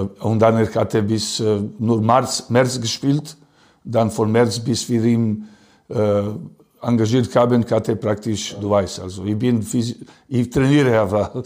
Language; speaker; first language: German; non-native, learner; Serbian